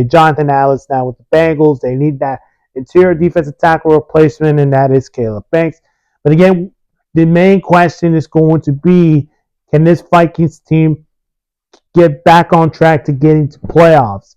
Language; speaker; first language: English; early bilingual, other home language; Spanish